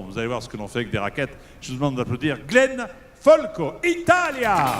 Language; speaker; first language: French; native; French